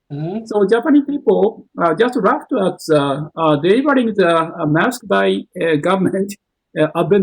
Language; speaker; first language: English; non-native, learner; Japanese